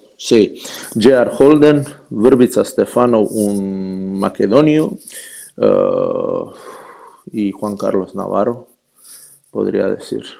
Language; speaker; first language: Spanish; non-native, fluent; Croatian